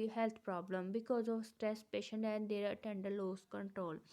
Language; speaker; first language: English; non-native, local second language; Punjabi